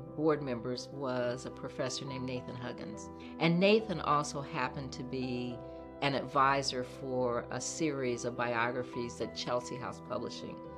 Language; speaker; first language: English; native; English